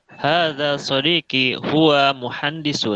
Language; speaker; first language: Arabic; non-native, learner; Indonesian